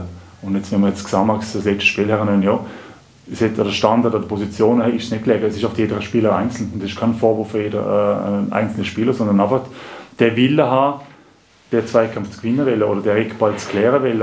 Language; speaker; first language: German; native; German